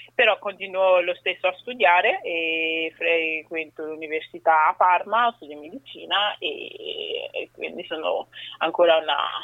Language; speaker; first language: Italian; early bilingual, other home language; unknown